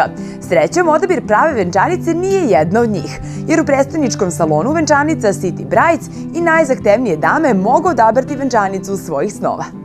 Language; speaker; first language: Croatian; native; Croatian